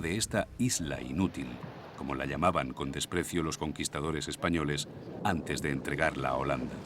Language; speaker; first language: Spanish; native; Spanish